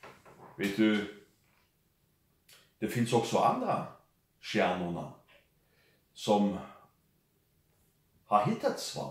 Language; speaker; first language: Swedish; non-native, fluent; German